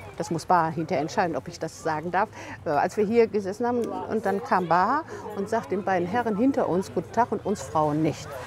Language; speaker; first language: German; native; German